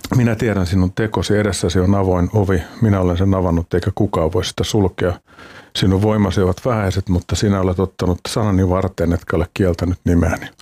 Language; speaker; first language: Finnish; native; Finnish